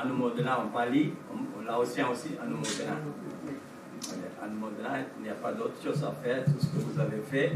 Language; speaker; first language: French; non-native, fluent; Sinhala